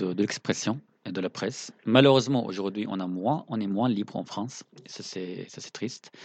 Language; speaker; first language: French; non-native, fluent; Arabic